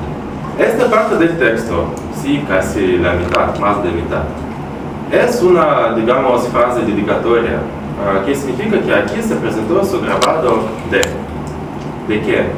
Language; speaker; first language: Spanish; non-native, fluent; Russian